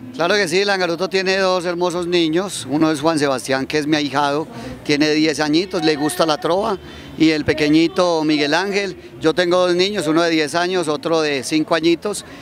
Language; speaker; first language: Spanish; native; Spanish